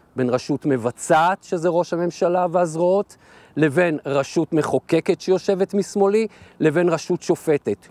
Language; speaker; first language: Hebrew; native; Hebrew